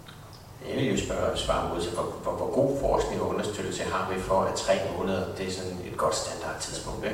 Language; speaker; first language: Danish; native; Danish